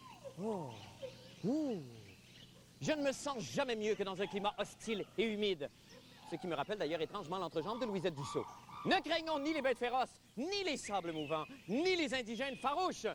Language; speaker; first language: French; native; French